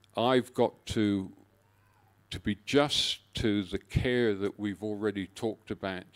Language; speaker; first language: English; native; English